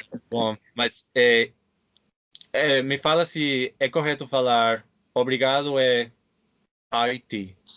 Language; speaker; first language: Portuguese; non-native, fluent; English